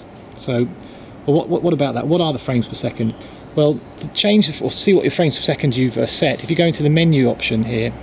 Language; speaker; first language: English; native; English